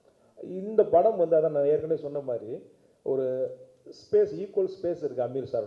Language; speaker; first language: Tamil; native; Tamil